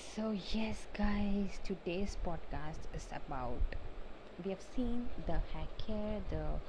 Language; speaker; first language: English; non-native, local second language; Tamil